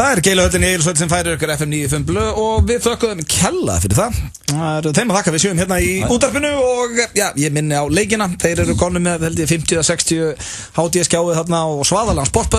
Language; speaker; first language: Icelandic; native; Icelandic